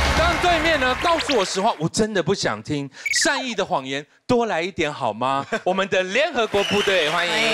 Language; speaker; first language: Chinese; native; Chinese